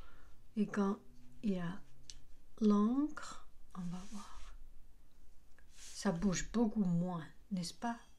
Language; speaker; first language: French; non-native, learner; Chinese